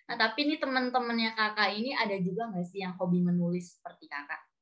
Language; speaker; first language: Indonesian; native; Indonesian